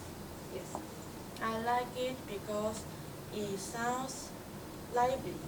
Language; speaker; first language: English; non-native, learner; Chinese